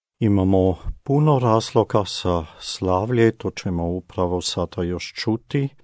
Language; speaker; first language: Croatian; non-native, fluent; German